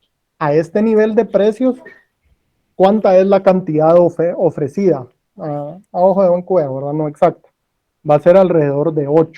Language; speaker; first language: Spanish; native; Spanish